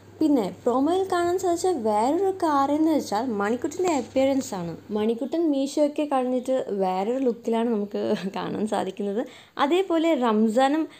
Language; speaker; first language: Malayalam; native; Malayalam